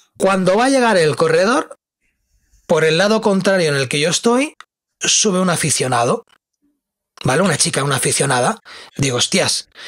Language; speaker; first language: Spanish; native; Spanish